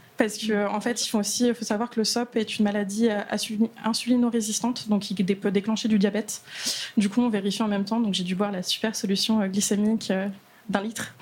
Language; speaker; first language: French; native; French